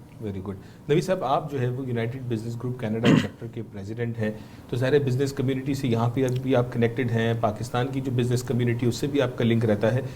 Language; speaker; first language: Urdu; native; Urdu